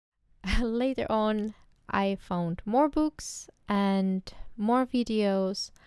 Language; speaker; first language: English; non-native, fluent; Czech